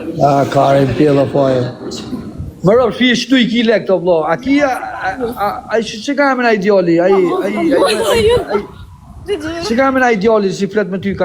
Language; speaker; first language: Albanian; native; Albanian